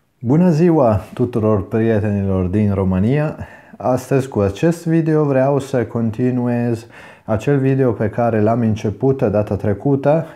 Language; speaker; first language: Romanian; non-native, fluent; Italian